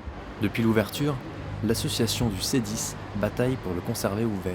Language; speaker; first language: French; native; French